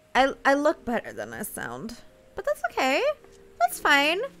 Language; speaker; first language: English; native; English